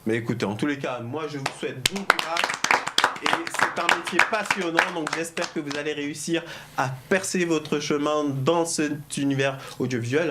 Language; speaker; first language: French; native; French